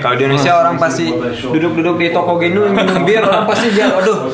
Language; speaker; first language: Indonesian; early bilingual, heritage; German